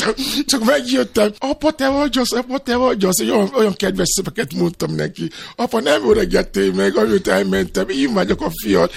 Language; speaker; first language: Hungarian; non-native, learner; Albanian